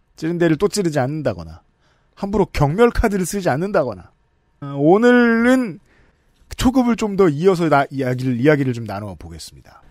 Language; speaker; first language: Korean; native; Korean